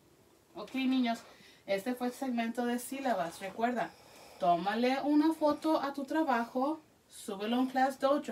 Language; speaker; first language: Spanish; early bilingual, heritage; Spanish